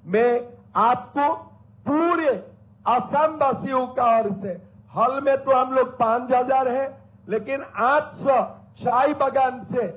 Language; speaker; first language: Hindi; non-native, local second language; Assamese